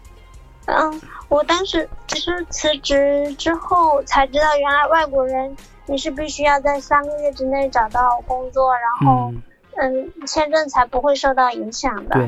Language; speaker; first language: Chinese; native; Chinese